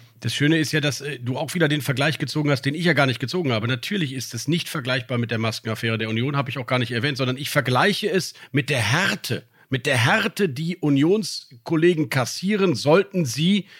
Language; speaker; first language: German; native; German